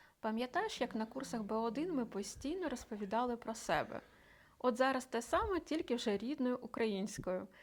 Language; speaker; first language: Ukrainian; native; Ukrainian